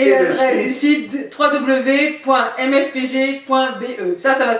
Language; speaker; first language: French; native; French